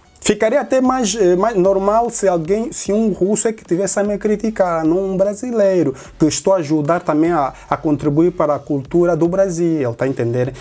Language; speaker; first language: Portuguese; native; Portuguese